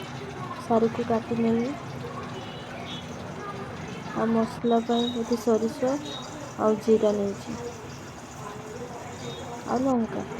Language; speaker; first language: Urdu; non-native, local second language; Odia